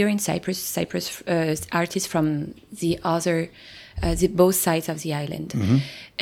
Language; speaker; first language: English; non-native, fluent; French